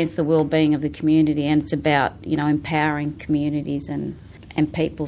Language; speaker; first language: English; native; English